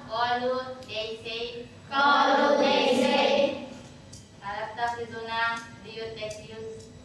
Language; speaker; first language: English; non-native, learner; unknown